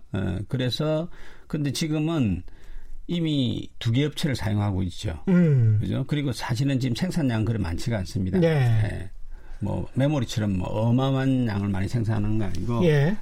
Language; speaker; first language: Korean; native; Korean